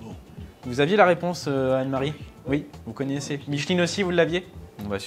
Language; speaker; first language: French; native; French